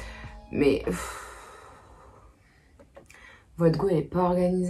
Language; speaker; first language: French; native; French